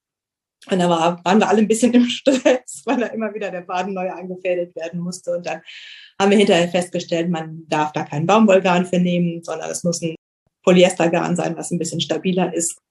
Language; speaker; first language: German; native; German